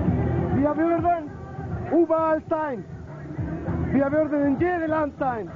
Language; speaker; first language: German; non-native, learner; Spanish